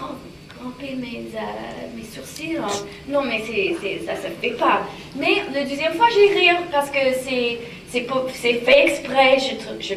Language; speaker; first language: French; non-native, fluent; English